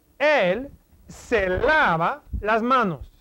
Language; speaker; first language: Spanish; non-native, fluent; English